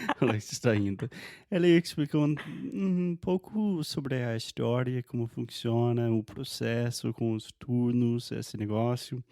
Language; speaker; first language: Portuguese; non-native, fluent; English